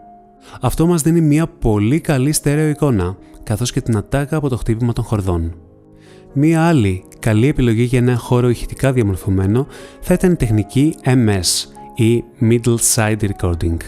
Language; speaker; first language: Greek; native; Greek